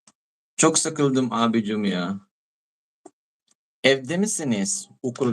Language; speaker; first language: Turkish; non-native, learner; Filipino